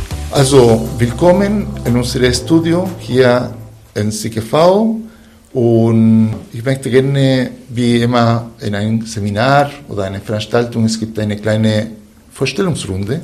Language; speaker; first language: German; non-native, fluent; Spanish